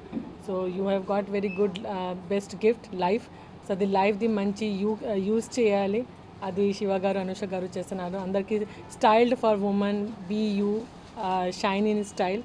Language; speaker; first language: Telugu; non-native, local second language; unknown